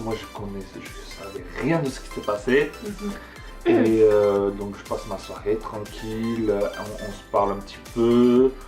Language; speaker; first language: French; native; French